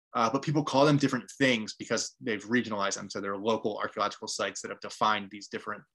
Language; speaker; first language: English; native; English